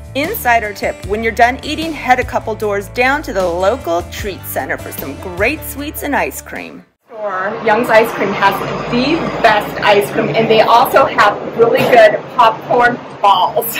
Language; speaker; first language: English; native; English